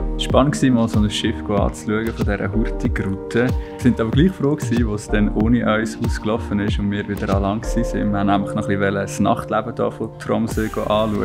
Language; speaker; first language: German; native; German